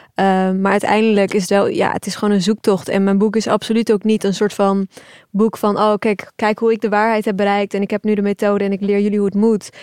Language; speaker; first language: Dutch; early bilingual, other home language; Turkish